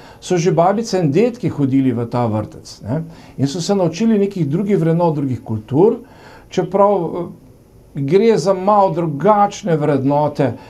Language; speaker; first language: Slovenian; native; Slovenian